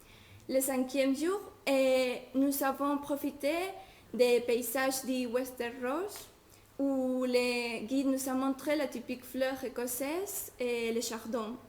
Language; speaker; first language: French; non-native, learner; Spanish